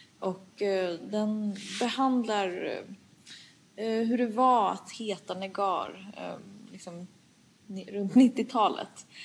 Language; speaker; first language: Swedish; early bilingual, other home language; Persian